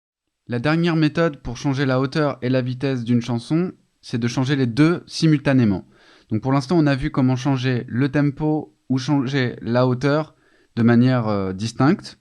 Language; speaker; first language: French; native; French